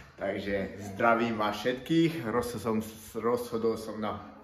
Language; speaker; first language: Slovak; non-native, local second language; Hungarian